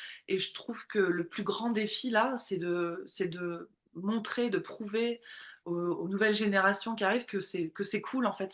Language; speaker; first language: French; native; French